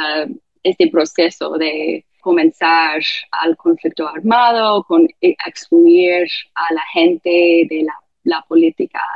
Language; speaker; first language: Spanish; non-native, fluent; English